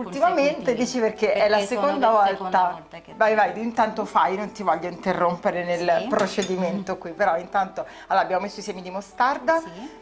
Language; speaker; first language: Italian; native; Italian